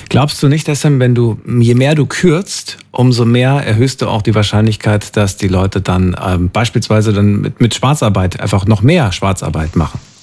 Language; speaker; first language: German; native; German